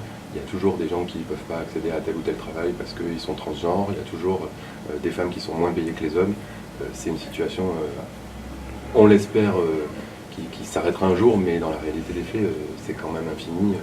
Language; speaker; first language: French; native; French